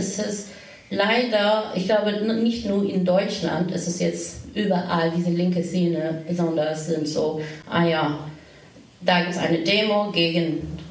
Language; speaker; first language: German; non-native, fluent; Turkish